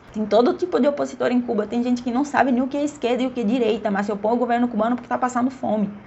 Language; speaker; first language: Portuguese; non-native, fluent; Spanish